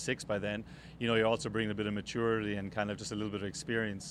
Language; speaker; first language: English; native; English